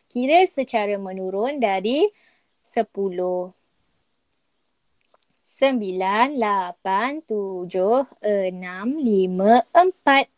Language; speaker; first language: Malay; native; Malay